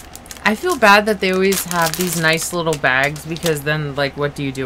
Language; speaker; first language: English; native; English